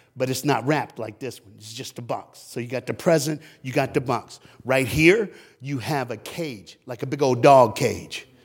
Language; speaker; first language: English; native; English